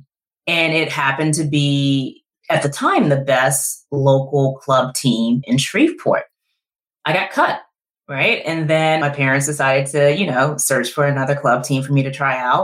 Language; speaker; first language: English; native; English